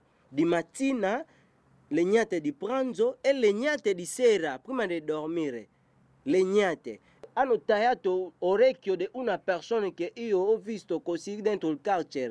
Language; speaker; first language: Italian; non-native, learner; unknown